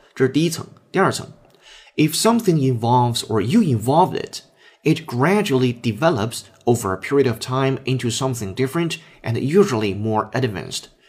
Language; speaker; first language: English; non-native, fluent; Chinese